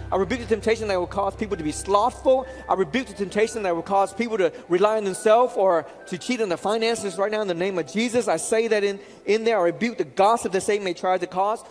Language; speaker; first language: English; early bilingual, other home language; Vietnamese